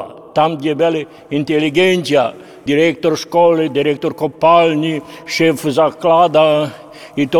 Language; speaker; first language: Polish; early bilingual, heritage; Polish